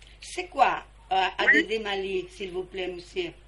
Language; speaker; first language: French; non-native, fluent; Spanish